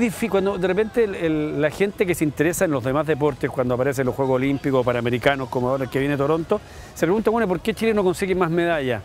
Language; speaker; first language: Spanish; native; Spanish